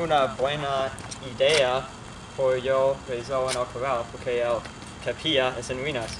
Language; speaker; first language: Spanish; non-native, learner; English